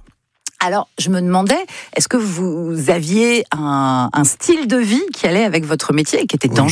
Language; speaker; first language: French; native; French